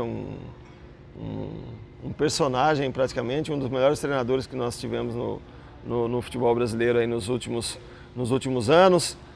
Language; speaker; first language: Portuguese; native; Portuguese